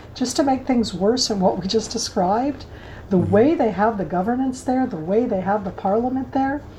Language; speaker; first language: English; native; English